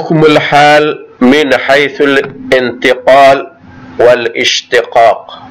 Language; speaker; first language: Arabic; non-native, fluent; Malay